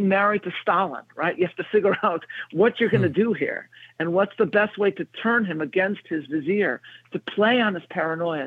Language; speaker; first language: English; native; English